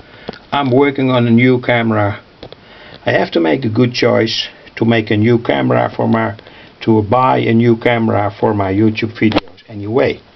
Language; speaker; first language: English; non-native, fluent; Dutch